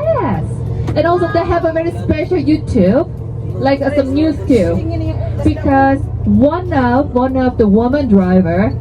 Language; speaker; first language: English; non-native, learner; Korean